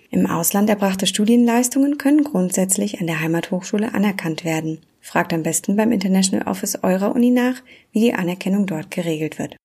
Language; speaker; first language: German; native; German